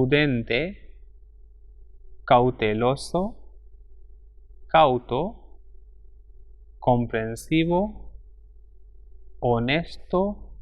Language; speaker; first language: Spanish; non-native, fluent; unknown